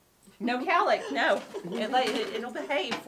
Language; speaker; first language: English; native; English